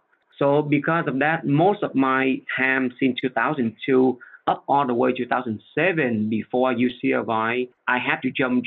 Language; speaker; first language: English; non-native, fluent; Vietnamese